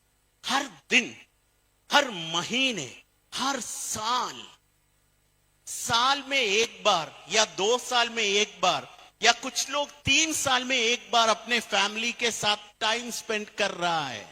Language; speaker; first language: Hindi; non-native, local second language; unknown